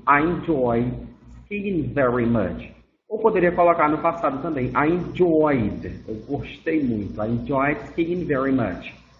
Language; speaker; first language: English; non-native, fluent; Portuguese